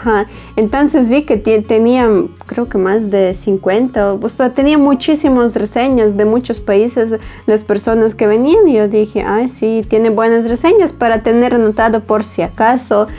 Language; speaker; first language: Spanish; non-native, fluent; Ukrainian